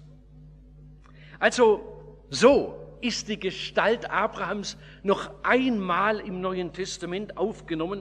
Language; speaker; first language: German; native; German